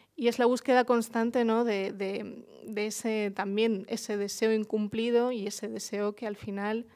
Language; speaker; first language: Spanish; early bilingual, other home language; Russian